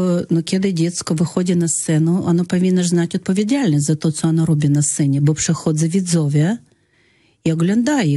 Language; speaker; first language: Polish; non-native, learner; Russian